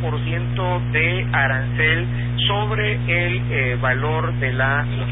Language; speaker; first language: Spanish; native; Spanish